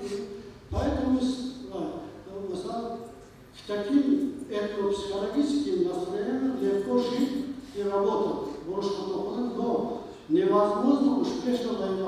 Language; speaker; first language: Russian; non-native, local second language; Tajik